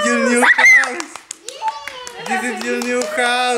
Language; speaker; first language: English; non-native, learner; Spanish